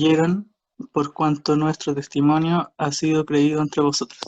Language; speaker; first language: Spanish; native; Spanish